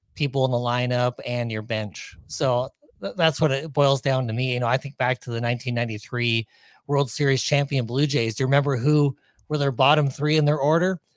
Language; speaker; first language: English; native; English